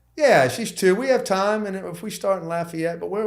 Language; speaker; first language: English; native; English